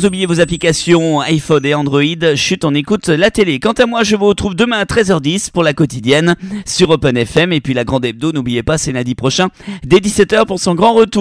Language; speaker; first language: French; native; French